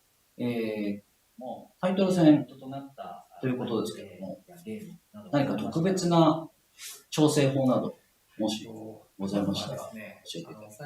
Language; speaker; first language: Japanese; native; Japanese